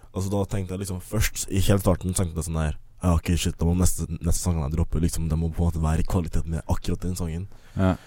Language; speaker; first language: Norwegian; early bilingual, other home language; Akan